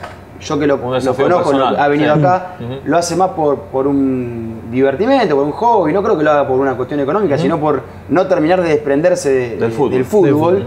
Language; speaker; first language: Spanish; native; Spanish